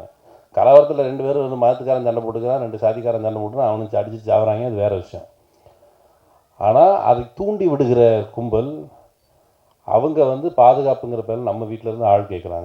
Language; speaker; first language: Tamil; native; Tamil